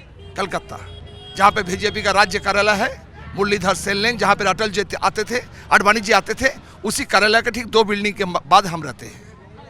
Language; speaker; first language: Hindi; non-native, local second language; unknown